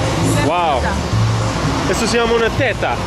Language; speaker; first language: Spanish; non-native, learner; English